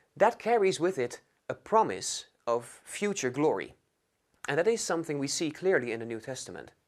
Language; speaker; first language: English; non-native, fluent; Dutch